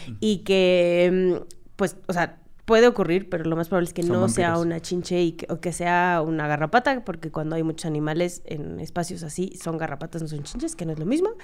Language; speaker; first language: Spanish; native; Spanish